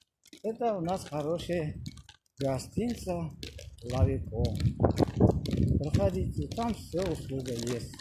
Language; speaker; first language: Russian; non-native, learner; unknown